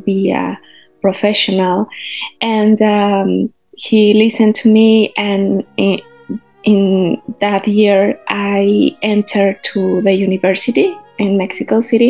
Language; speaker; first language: English; non-native, learner; Spanish